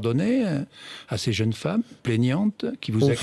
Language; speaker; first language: French; native; French